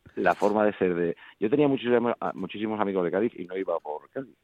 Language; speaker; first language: Spanish; native; Spanish